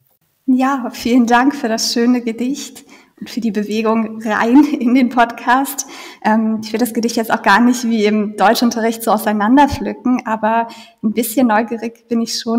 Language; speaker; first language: German; native; German